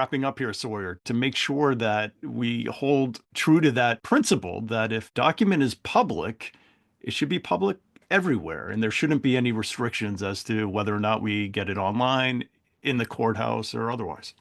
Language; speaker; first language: English; native; English